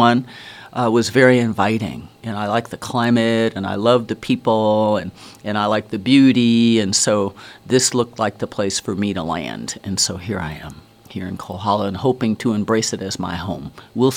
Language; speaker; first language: English; native; English